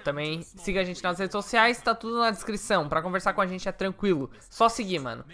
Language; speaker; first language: Portuguese; native; Portuguese